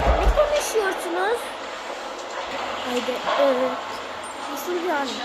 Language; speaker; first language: Turkish; early bilingual, heritage; Turkish